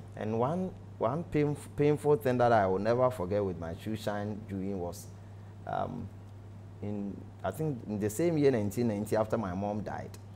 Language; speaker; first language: English; non-native, local second language; Akan